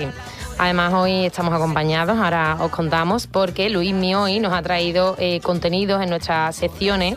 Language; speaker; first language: Spanish; native; Spanish